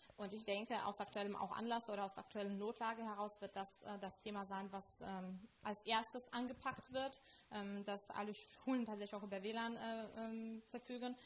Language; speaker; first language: German; non-native, fluent; Lithuanian